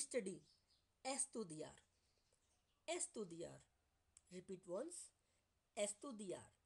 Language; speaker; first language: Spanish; non-native, learner; Hindi